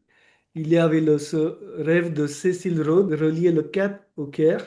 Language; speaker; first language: French; non-native, fluent; Marathi